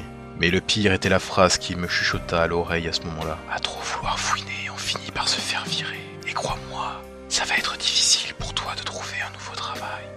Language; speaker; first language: French; native; French